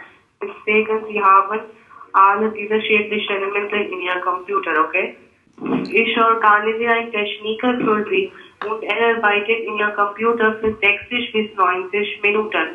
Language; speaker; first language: German; non-native, learner; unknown